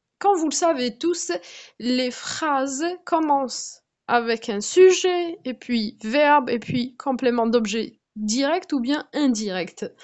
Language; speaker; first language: French; non-native, local second language; Arabic